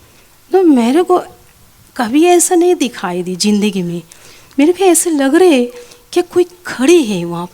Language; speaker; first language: Hindi; non-native, local second language; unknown